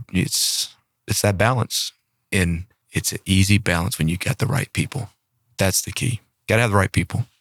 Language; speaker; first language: English; native; English